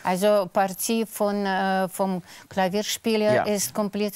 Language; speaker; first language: German; non-native, fluent; Russian